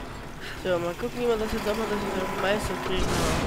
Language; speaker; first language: German; native; German